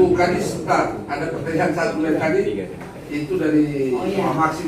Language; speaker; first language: Indonesian; native; Indonesian